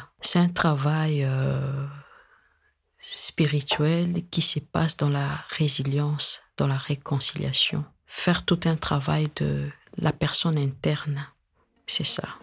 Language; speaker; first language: French; non-native, local second language; Lingala